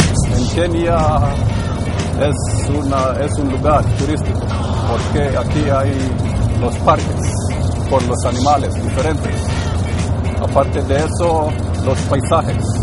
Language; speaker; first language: Spanish; non-native, fluent; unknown